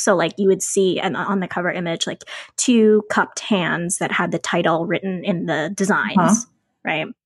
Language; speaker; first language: English; native; English